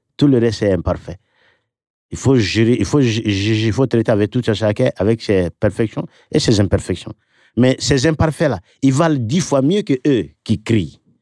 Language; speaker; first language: French; non-native, local second language; Bambara